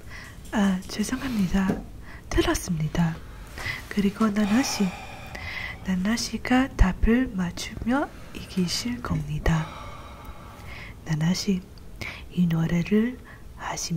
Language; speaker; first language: Korean; non-native, learner; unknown